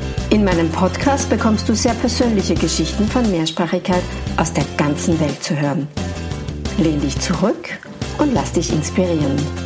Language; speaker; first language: German; native; German